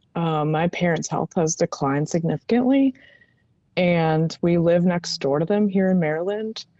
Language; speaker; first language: English; native; English